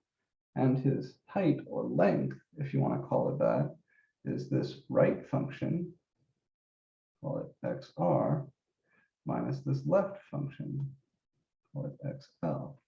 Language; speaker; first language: English; native; English